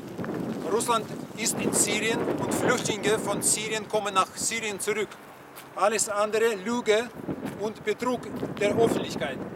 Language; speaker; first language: German; non-native, learner; Russian